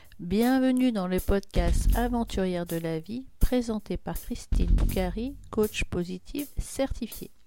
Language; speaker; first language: French; native; French